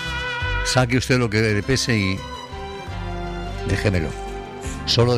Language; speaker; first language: Spanish; native; Spanish